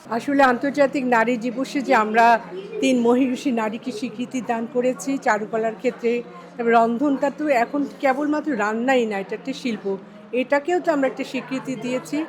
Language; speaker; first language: Bangla; native; Bangla